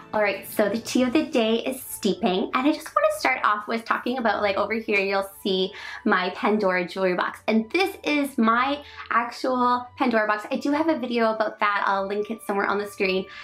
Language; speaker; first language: English; native; English